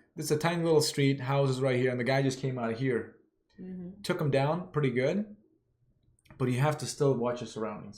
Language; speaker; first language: English; non-native, fluent; Turkish